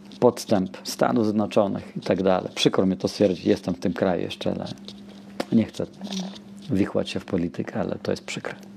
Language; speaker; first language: Polish; non-native, fluent; Russian